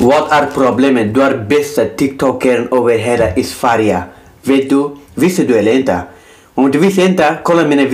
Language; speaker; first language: Swedish; non-native, learner; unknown